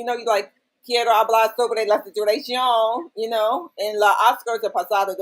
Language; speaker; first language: Spanish; non-native, learner; English